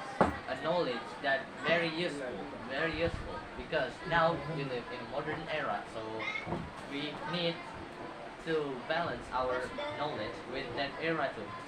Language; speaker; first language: English; non-native, learner; Indonesian